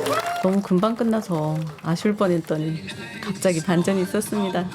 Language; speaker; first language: Korean; native; Korean